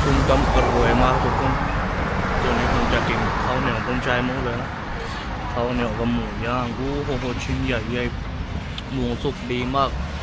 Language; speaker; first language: Thai; non-native, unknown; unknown